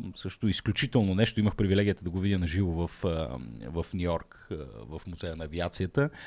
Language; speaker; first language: Bulgarian; native; Bulgarian